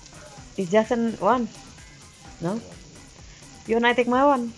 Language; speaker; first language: English; non-native, learner; Indonesian